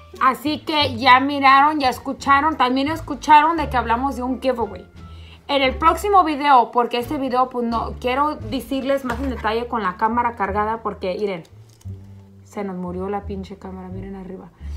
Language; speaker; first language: Spanish; early bilingual, heritage; Spanish